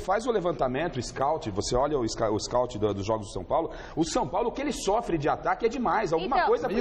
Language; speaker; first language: Portuguese; native; Portuguese